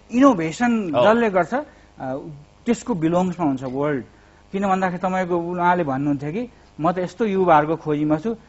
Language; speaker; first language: Nepali; native; Nepali